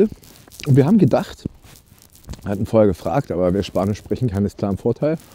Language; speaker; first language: German; native; German